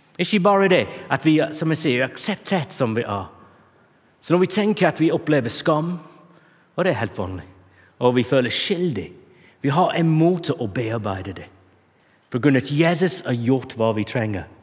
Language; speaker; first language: Norwegian; non-native, fluent; English